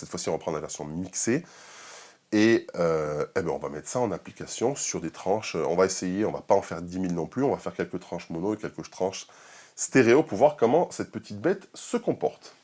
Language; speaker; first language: French; native; French